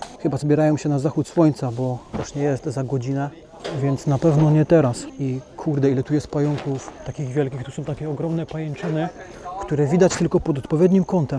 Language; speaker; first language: Polish; native; Polish